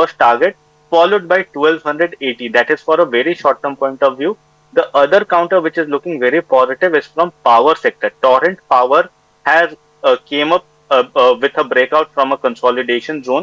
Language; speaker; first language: English; non-native, local second language; Hindi